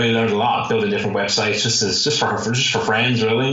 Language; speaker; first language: English; native; English